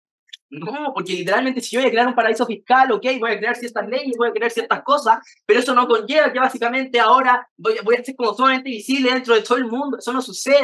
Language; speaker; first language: Spanish; native; Spanish